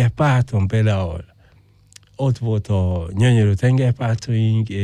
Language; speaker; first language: Hungarian; non-native, fluent; Spanish